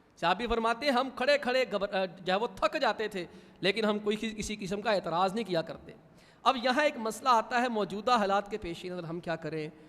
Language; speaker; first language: Urdu; non-native, local second language; Punjabi